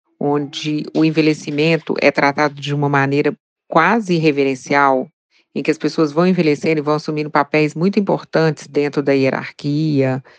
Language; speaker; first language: Portuguese; native; Portuguese